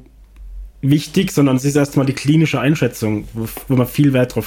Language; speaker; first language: German; native; German